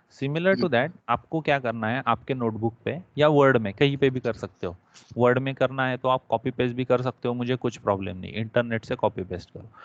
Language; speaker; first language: Hindi; non-native, local second language; Marathi